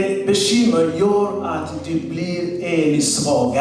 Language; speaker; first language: Swedish; non-native, learner; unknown